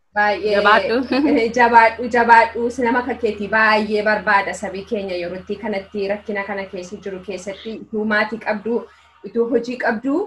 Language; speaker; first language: Oromo; native; Oromo